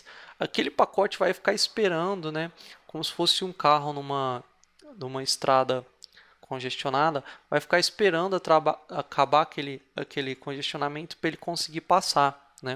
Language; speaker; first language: Portuguese; native; Portuguese